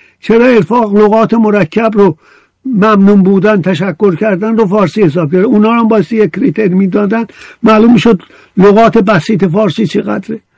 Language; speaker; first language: Persian; non-native, local second language; Azerbaijani